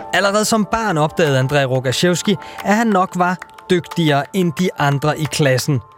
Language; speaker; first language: Danish; native; Danish